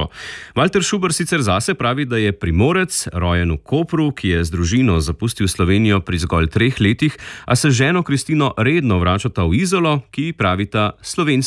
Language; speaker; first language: Slovenian; native; Slovenian